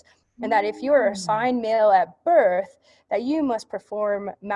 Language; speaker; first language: English; native; English